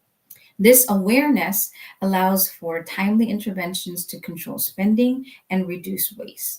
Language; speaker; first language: English; native; English